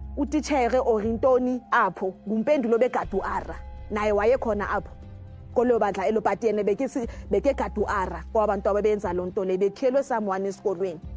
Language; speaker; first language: Zulu; non-native, local second language; Xhosa